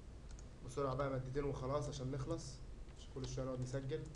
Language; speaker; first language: Arabic; native; Arabic